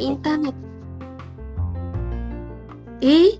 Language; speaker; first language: Japanese; non-native, learner; Malay